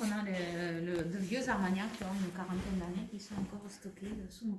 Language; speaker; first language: French; native; French